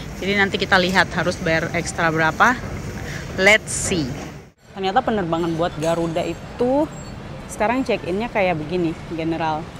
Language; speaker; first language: Indonesian; native; Indonesian